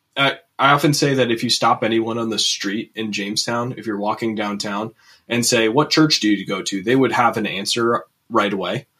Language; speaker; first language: English; native; English